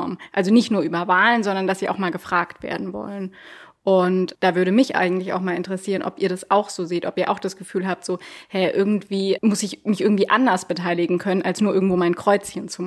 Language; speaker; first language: German; native; German